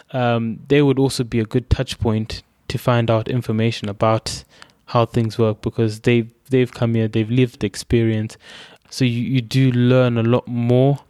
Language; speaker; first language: English; non-native, local second language; Shona